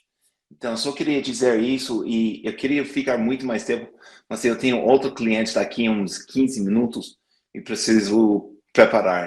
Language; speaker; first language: Portuguese; non-native, fluent; English